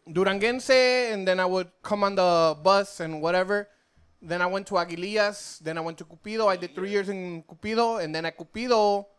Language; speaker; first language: English; early bilingual, other home language; Spanish